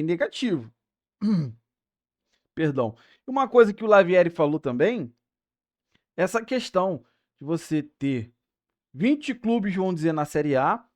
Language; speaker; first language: Portuguese; native; Portuguese